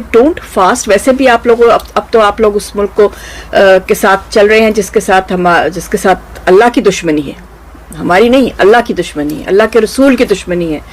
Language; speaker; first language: Urdu; native; Urdu